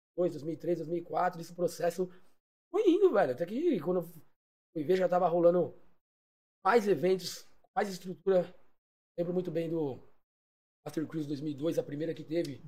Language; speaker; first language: Portuguese; native; Portuguese